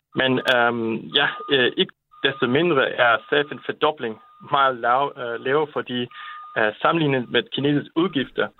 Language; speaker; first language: Danish; non-native, fluent; Japanese